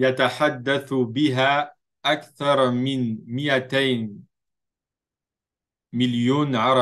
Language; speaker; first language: Arabic; non-native, fluent; French